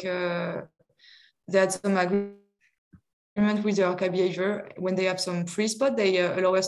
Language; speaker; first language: English; non-native, fluent; French